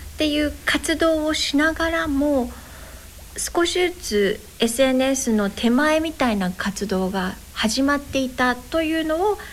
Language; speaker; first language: Japanese; native; Japanese